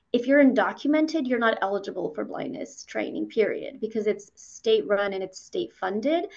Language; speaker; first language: English; early bilingual, other home language; Spanish